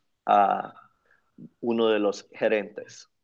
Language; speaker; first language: Spanish; early bilingual, other home language; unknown